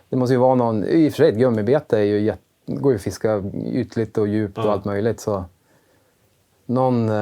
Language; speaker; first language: Swedish; native; Swedish